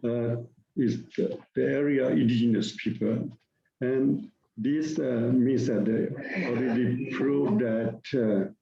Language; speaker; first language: English; non-native, learner; Thai